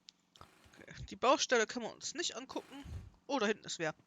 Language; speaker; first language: German; native; German